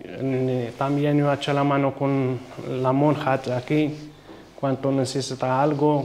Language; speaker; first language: Spanish; non-native, learner; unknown